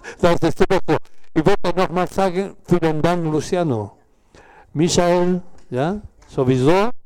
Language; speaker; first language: German; non-native, learner; Spanish